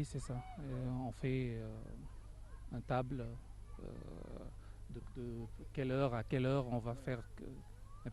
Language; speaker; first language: French; non-native, learner; Arabic